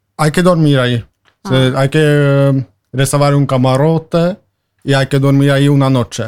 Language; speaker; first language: Spanish; non-native, fluent; Norwegian